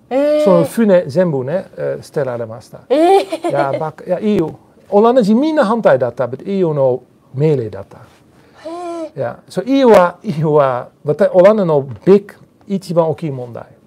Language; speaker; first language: Japanese; non-native, learner; Dutch